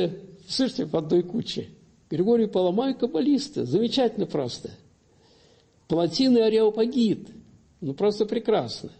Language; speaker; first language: Russian; native; Russian